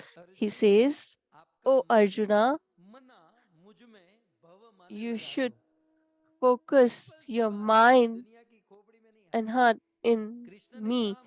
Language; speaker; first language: English; non-native, local second language; Hindi